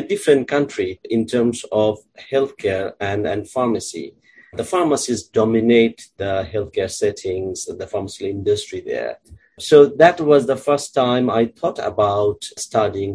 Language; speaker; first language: English; non-native, local second language; Bangla